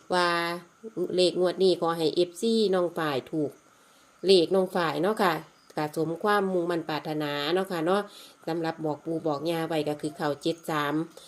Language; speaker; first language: Thai; native; Thai